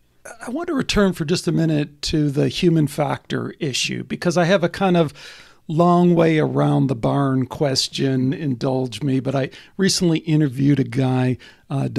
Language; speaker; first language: English; native; English